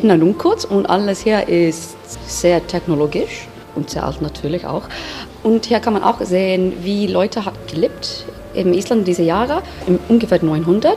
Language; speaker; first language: German; non-native, learner; Icelandic